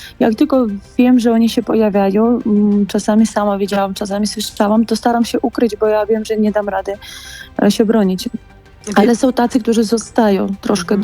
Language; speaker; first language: Polish; non-native, fluent; Georgian